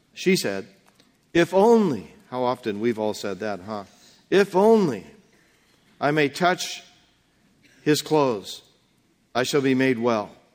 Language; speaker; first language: English; native; English